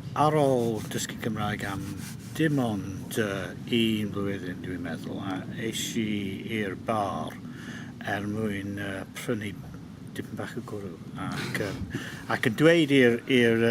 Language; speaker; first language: Welsh; non-native, fluent; English